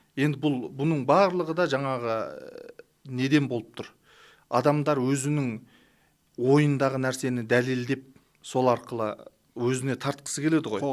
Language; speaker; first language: Kazakh; early bilingual, heritage; Kazakh